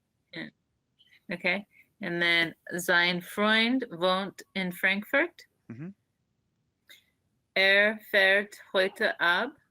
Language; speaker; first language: German; non-native, learner; English